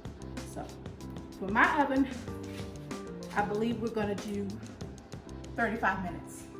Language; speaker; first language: English; native; English